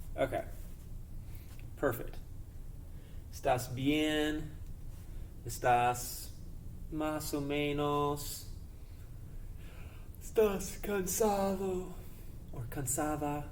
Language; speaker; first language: Spanish; non-native, fluent; English